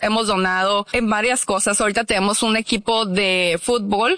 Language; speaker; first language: Spanish; native; Spanish